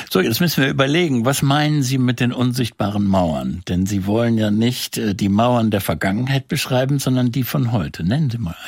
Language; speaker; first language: German; native; German